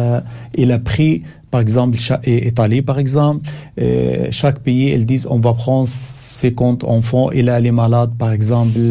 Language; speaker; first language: French; non-native, learner; Arabic